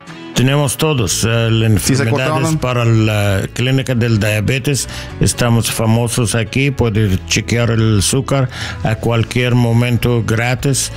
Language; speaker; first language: Spanish; non-native, learner; English